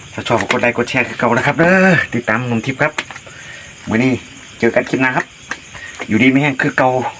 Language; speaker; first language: Thai; native; Thai